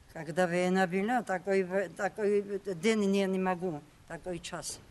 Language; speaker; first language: Russian; non-native, local second language; Georgian